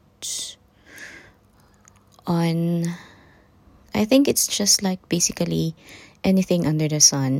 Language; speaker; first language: English; non-native, local second language; Cebuano